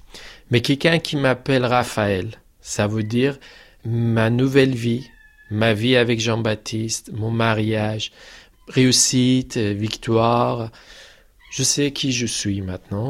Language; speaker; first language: French; non-native, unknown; Persian